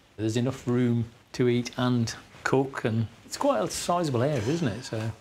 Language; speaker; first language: English; native; English